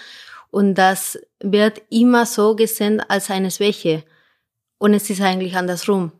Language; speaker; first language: German; non-native, fluent; Spanish